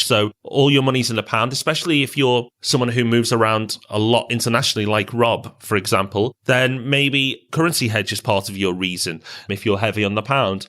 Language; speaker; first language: English; native; English